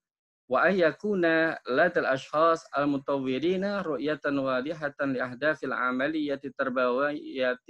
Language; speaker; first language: Arabic; non-native, fluent; Indonesian